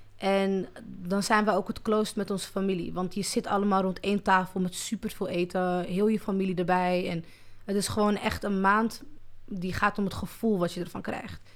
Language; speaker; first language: Dutch; early bilingual, other home language; Arabic